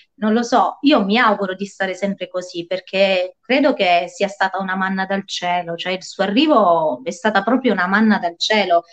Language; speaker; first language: Italian; native; Italian